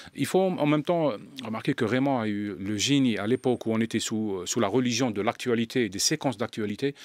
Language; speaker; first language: French; non-native, local second language; Arabic